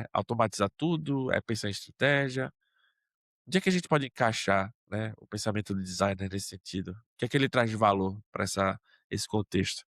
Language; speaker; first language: Portuguese; native; Portuguese